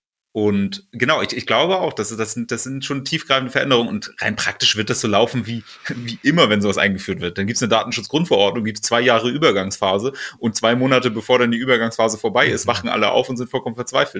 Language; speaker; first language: German; native; German